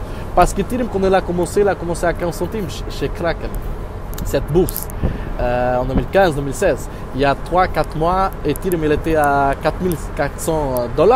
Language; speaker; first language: French; non-native, learner; Portuguese